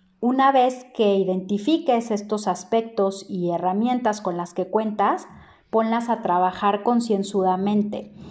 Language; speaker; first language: Spanish; native; Spanish